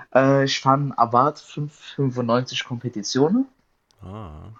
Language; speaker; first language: German; native; German